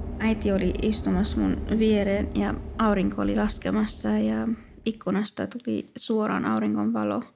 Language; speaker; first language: Finnish; non-native, fluent; Persian